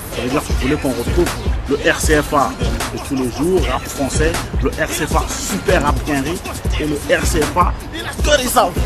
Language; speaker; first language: French; early bilingual, other home language; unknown